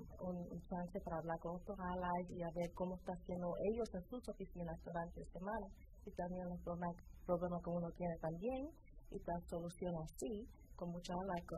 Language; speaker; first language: Spanish; early bilingual, heritage; Spanish